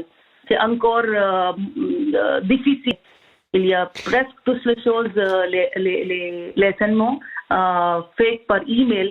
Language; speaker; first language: French; non-native, learner; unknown